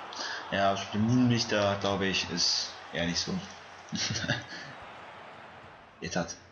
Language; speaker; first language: German; native; German